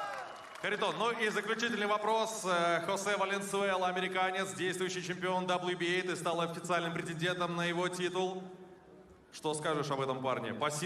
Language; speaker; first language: Russian; native; Russian